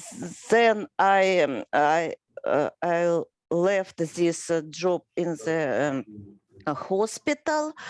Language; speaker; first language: English; non-native, learner; Russian